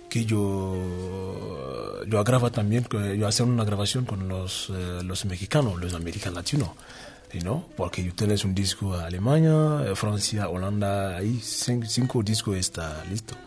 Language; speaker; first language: Spanish; non-native, learner; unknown